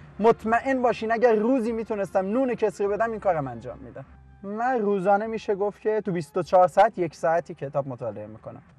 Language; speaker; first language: Persian; non-native, local second language; Azerbaijani